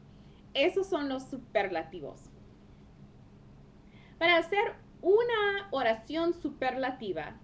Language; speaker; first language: Spanish; non-native, fluent; English